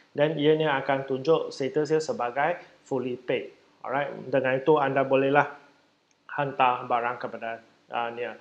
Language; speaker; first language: Malay; native; Malay